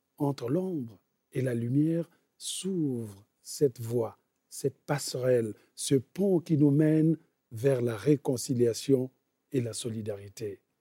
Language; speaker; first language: French; non-native, local second language; Bembe